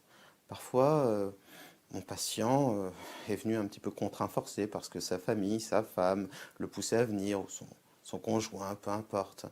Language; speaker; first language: French; native; French